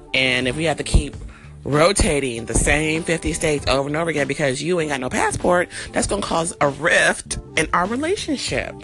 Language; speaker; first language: English; early bilingual, other home language; German